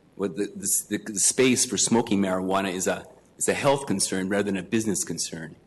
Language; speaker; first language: English; native; English